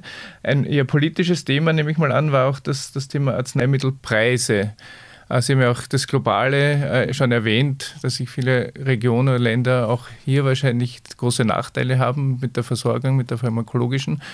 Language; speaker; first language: German; native; German